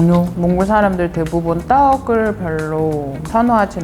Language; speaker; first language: Korean; non-native, fluent; Mongolian